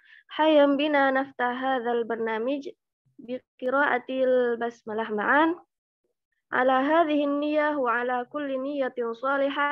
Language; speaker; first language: Arabic; non-native, learner; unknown